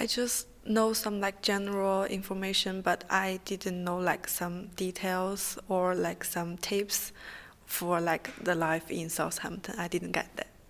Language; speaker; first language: English; non-native, fluent; Chinese